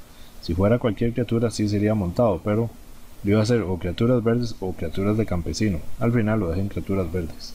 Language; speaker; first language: Spanish; native; Spanish